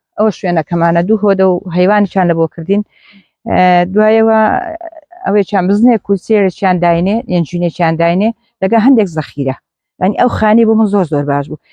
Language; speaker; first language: Central Kurdish; native; Central Kurdish